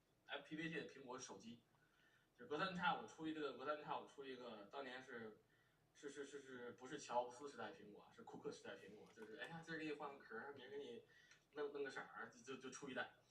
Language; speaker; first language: Chinese; native; Chinese